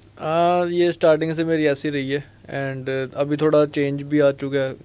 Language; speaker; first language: Hindi; non-native, local second language; Punjabi